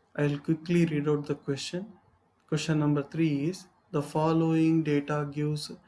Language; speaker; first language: English; non-native, local second language; Telugu